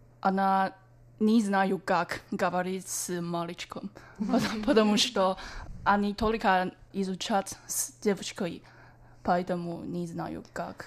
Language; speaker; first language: Russian; non-native, learner; Chinese